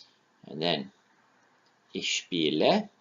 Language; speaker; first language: German; non-native, fluent; English